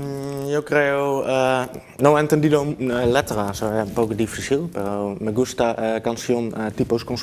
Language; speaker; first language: Spanish; non-native, learner; Dutch